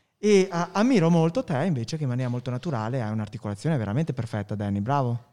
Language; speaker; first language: Italian; native; Italian